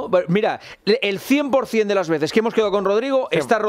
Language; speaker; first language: Spanish; native; Spanish